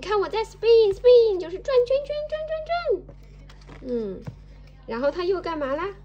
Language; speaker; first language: Chinese; native; Chinese